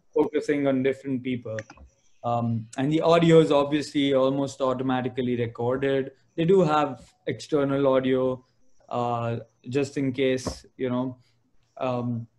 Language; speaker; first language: English; non-native, local second language; Gujarati